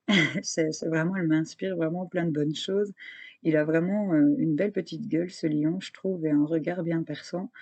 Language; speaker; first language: French; native; French